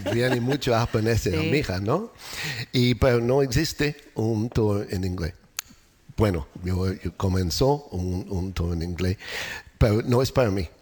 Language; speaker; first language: Spanish; non-native, learner; English